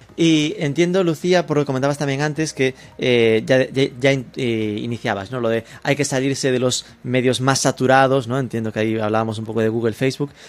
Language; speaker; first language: Spanish; native; Spanish